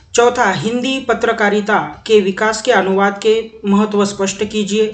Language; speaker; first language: Hindi; non-native, local second language; Marathi